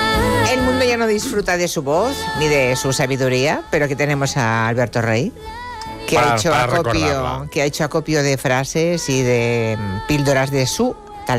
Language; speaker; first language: Spanish; native; Spanish